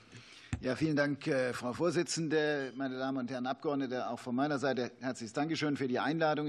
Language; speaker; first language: German; native; German